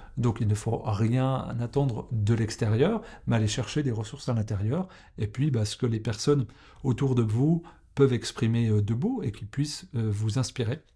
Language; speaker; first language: French; native; French